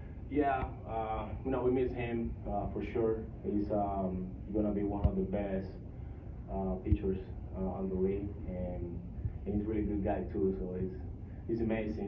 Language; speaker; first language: English; non-native, fluent; Spanish